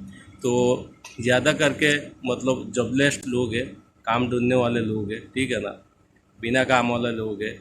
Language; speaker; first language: Hindi; non-native, local second language; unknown